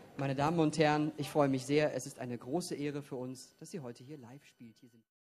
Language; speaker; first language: German; native; German